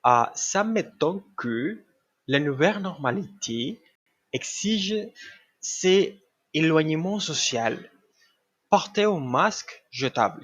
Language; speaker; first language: French; non-native, learner; Spanish